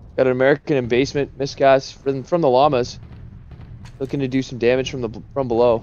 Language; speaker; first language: English; native; English